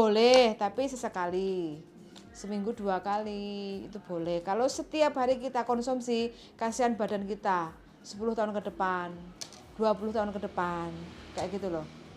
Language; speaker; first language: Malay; non-native, local second language; Javanese